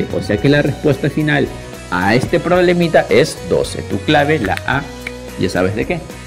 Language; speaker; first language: Spanish; native; Spanish